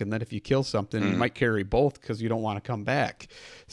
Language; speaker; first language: English; native; English